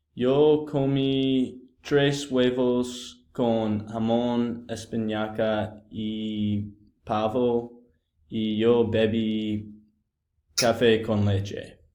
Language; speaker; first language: Spanish; non-native, learner; English